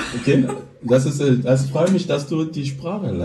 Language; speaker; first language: German; non-native, learner; Lingala